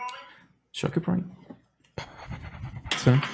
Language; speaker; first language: Spanish; native; Spanish